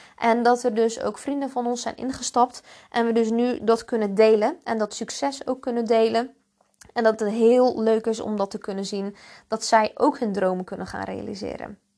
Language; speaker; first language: Dutch; native; Dutch